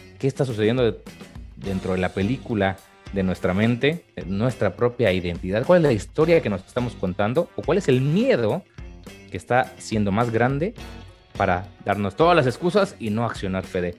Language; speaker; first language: Spanish; native; Spanish